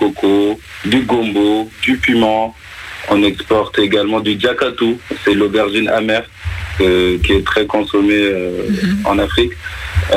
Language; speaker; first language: French; non-native, local second language; Wolof